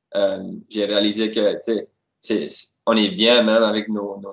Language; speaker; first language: French; native; French